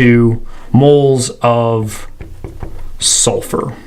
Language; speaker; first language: English; native; English